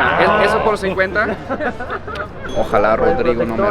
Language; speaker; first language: Spanish; native; Spanish